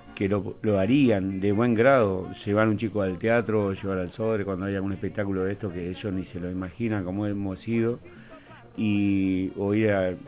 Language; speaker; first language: Spanish; native; Spanish